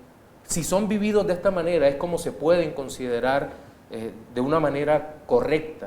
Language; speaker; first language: Spanish; native; Spanish